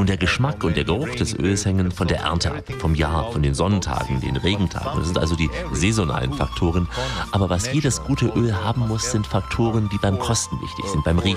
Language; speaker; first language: German; native; German